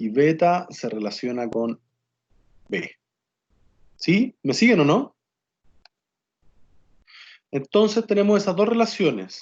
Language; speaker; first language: Spanish; native; Spanish